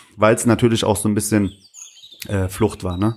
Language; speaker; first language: German; native; German